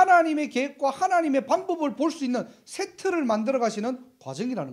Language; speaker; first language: Korean; native; Korean